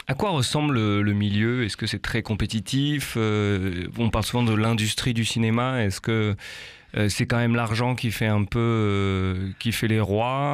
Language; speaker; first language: French; native; French